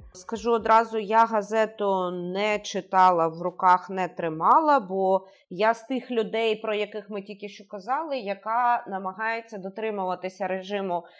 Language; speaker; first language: Ukrainian; native; Ukrainian